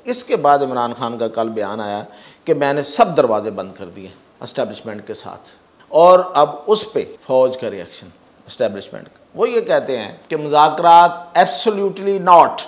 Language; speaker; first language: Urdu; non-native, local second language; Punjabi